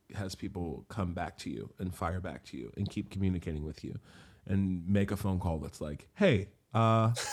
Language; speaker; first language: English; native; English